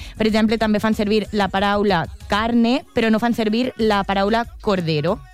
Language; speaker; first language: Catalan; native; Catalan